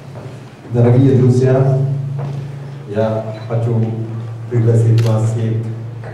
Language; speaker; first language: Russian; non-native, learner; Sinhala